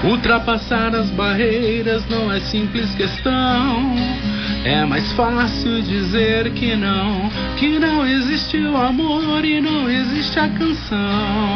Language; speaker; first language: Portuguese; native; Portuguese